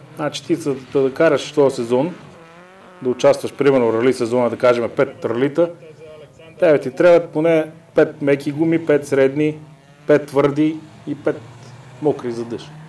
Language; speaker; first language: Bulgarian; native; Bulgarian